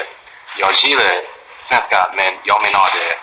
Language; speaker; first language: Swedish; non-native, learner; English